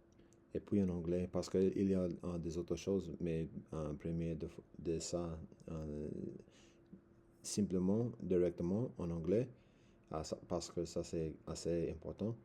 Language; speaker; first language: French; non-native, learner; English